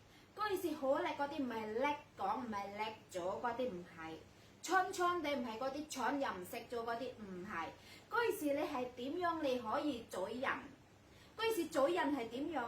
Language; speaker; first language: Cantonese; non-native, fluent; Indonesian